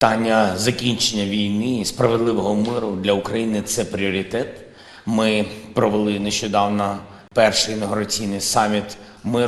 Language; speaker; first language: Ukrainian; non-native, local second language; Russian